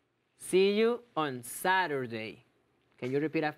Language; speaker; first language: English; non-native, fluent; Spanish